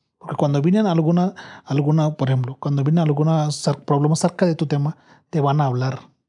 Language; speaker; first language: Spanish; non-native, learner; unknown